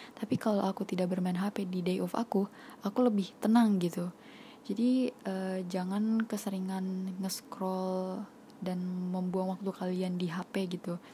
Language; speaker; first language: Indonesian; non-native, local second language; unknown